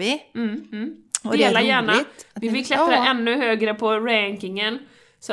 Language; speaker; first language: Swedish; native; Swedish